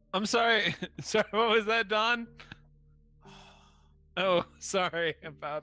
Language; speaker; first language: English; native; English